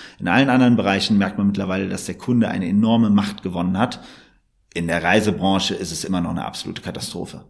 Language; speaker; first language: German; native; German